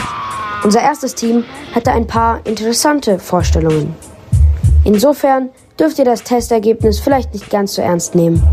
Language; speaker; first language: German; native; German